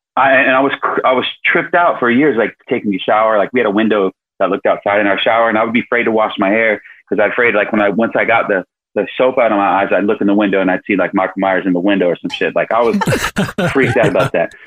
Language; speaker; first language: English; native; English